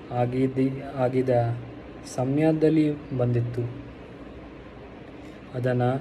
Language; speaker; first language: Kannada; non-native, learner; Hindi